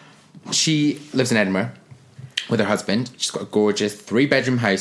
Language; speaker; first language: English; native; English